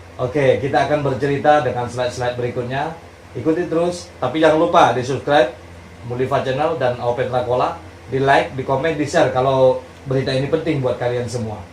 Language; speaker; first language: Indonesian; non-native, local second language; Minangkabau